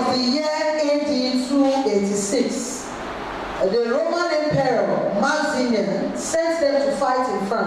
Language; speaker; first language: English; non-native, local second language; Yoruba